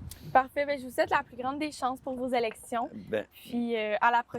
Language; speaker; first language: French; native; French